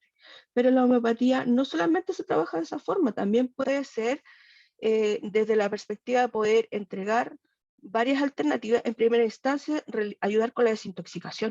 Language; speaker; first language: Spanish; native; Spanish